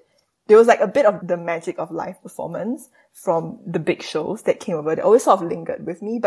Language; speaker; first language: English; native; English